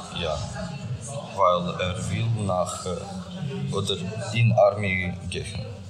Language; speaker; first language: German; non-native, learner; Ukrainian